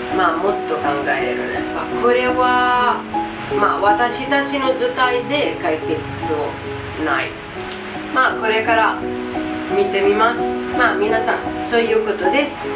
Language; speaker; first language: Japanese; non-native, learner; Italian